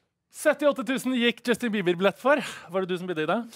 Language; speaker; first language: Norwegian; native; Norwegian